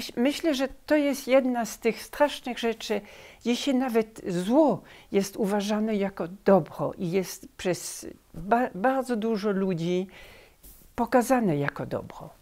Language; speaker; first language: Polish; early bilingual, heritage; Polish